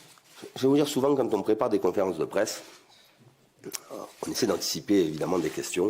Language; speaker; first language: French; native; French